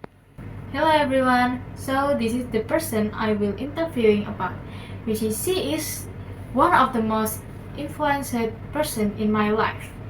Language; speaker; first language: English; non-native, learner; Indonesian